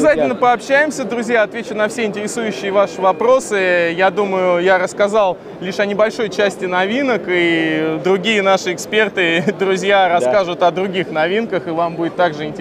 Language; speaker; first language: Russian; native; Russian